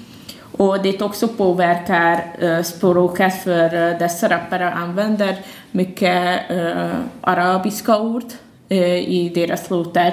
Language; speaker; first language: Swedish; non-native, fluent; Hungarian